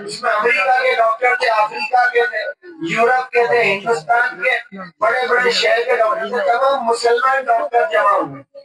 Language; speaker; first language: Urdu; native; Urdu